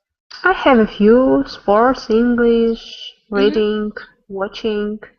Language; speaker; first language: English; non-native, learner; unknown